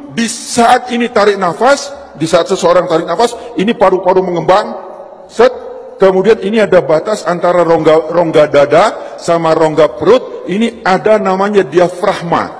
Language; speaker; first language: Indonesian; non-native, local second language; Javanese